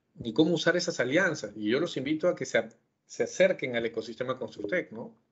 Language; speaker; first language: Spanish; native; Spanish